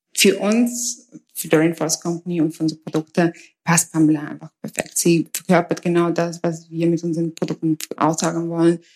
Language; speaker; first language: German; early bilingual, other home language; Albanian